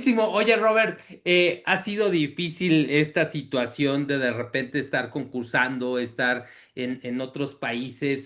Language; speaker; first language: Spanish; native; Spanish